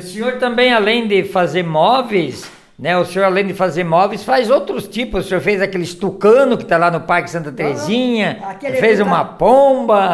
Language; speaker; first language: Portuguese; native; Portuguese